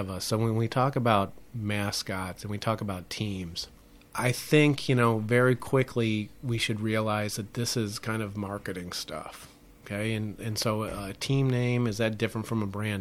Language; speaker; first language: English; native; English